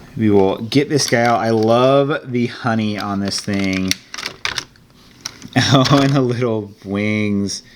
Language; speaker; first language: English; native; English